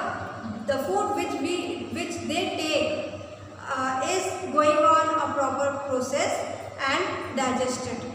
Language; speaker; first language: English; non-native, local second language; Hindi